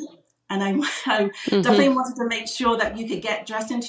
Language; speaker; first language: English; native; English